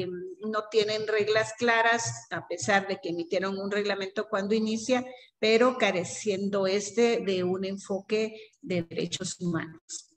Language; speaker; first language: Spanish; native; Spanish